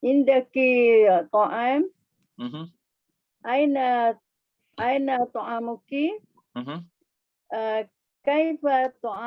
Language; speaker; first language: Arabic; non-native, learner; Malay